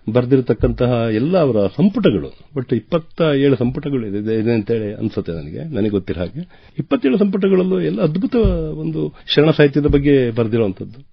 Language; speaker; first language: Kannada; native; Kannada